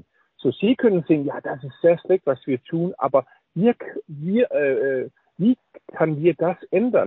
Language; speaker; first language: German; non-native, learner; Danish